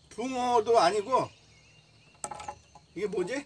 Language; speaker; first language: Korean; native; Korean